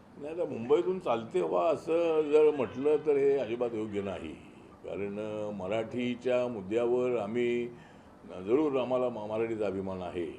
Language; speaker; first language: Marathi; native; Marathi